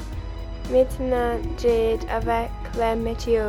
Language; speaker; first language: French; non-native, learner; English